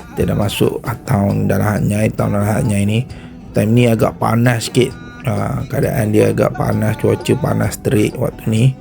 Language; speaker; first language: Malay; native; Malay